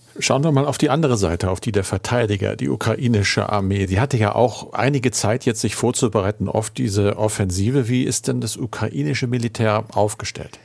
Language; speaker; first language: German; native; German